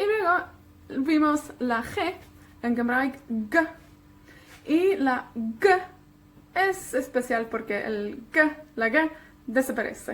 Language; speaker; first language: Spanish; non-native, fluent; Welsh